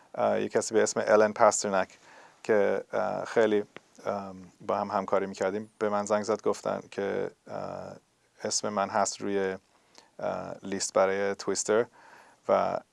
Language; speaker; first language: Persian; early bilingual, heritage; Persian